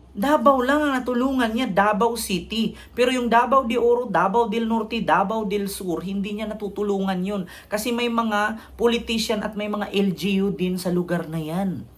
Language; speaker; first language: Filipino; non-native, local second language; Cebuano